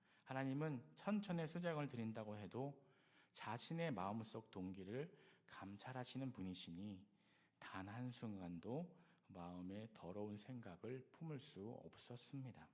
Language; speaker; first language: Korean; native; Korean